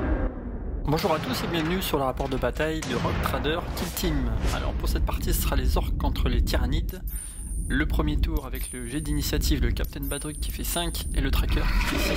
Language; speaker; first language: French; native; French